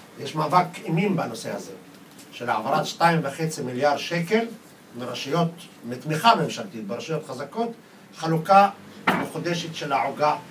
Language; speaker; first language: Hebrew; non-native, local second language; Arabic